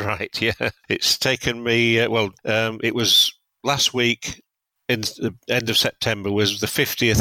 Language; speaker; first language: English; native; English